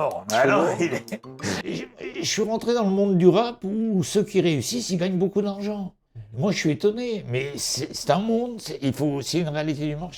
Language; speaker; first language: French; native; French